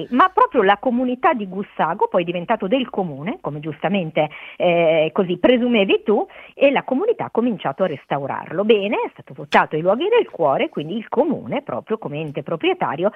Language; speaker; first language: Italian; native; Italian